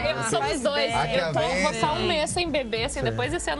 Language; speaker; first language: Portuguese; native; Portuguese